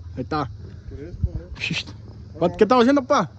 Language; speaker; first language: Spanish; early bilingual, other home language; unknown